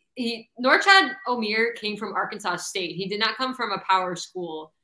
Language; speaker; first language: English; native; English